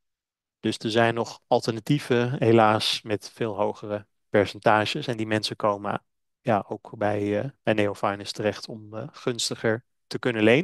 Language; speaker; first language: Dutch; native; Dutch